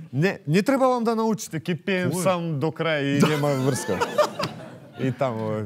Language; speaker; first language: Macedonian; non-native, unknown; Russian